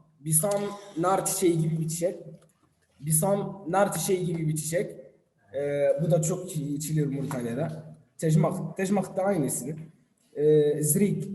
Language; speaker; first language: Turkish; non-native, learner; Arabic